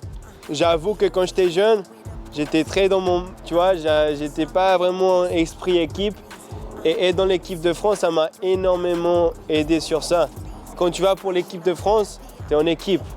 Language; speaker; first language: French; early bilingual, heritage; French